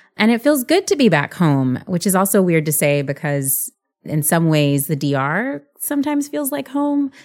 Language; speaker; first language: English; early bilingual, other home language; Spanish